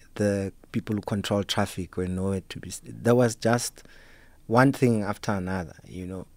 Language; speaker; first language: English; non-native, local second language; Southern Sotho